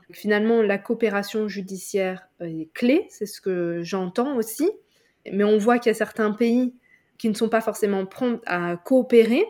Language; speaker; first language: French; native; French